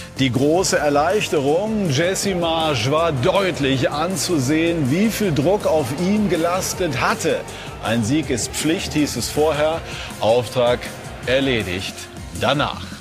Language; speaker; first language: German; native; German